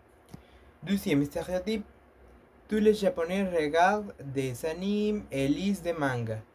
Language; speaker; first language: French; non-native, learner; Spanish